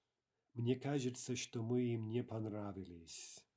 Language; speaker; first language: Russian; non-native, fluent; English